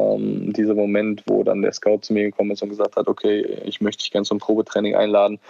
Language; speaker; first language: German; native; German